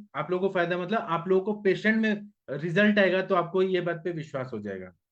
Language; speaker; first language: Hindi; non-native, local second language; Marathi